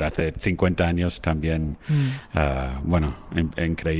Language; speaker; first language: Spanish; non-native, fluent; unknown